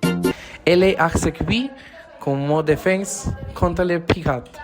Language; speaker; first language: French; non-native, learner; Spanish